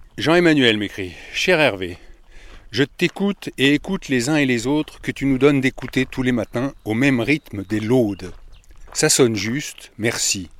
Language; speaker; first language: French; native; French